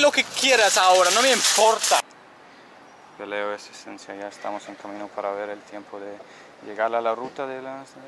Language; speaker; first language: Spanish; non-native, learner; English